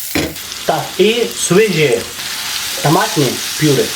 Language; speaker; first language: Russian; non-native, fluent; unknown